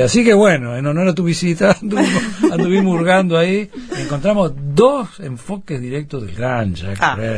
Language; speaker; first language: Spanish; native; Spanish